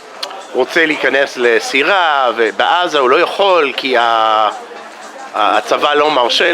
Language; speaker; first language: Hebrew; non-native, fluent; English